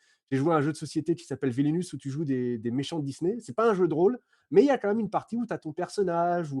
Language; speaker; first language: French; native; French